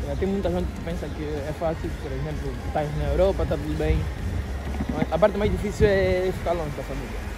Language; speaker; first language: Portuguese; native; Portuguese